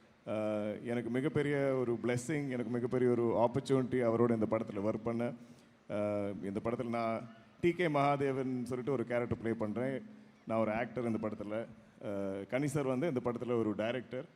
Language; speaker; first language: Tamil; non-native, local second language; Malayalam